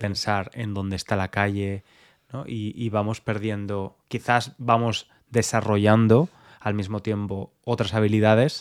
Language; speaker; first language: Spanish; native; Spanish